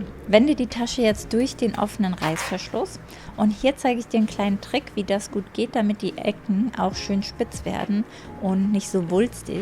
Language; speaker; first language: German; native; German